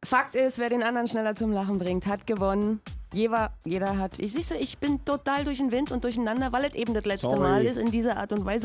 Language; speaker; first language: German; native; German